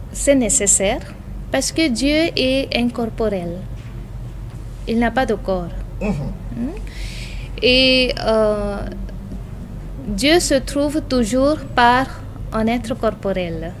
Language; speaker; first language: French; non-native, fluent; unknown